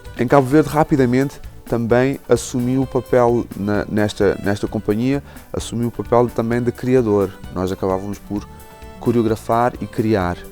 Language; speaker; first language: Portuguese; non-native, local second language; Kabuverdianu